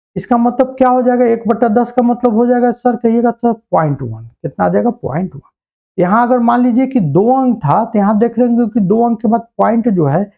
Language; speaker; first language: Hindi; native; Hindi